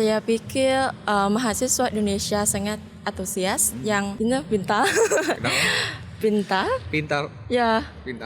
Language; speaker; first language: Indonesian; non-native, learner; Vietnamese